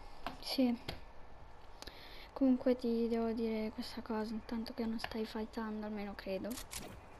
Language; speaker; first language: Italian; native; Italian